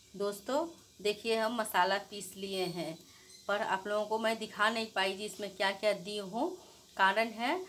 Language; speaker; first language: Hindi; native; Hindi